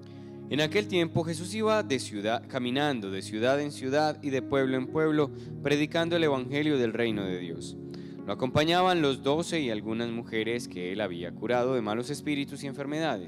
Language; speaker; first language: Spanish; native; Spanish